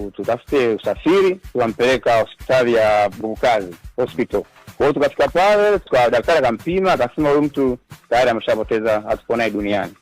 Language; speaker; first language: Swahili; native; Swahili